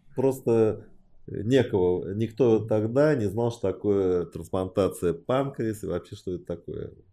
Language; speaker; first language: Russian; early bilingual, other home language; Chinese